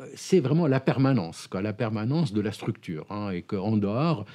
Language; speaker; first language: French; non-native, local second language; Arabic